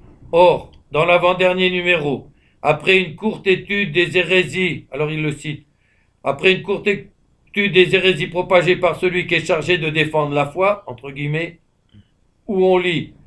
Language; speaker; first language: French; native; French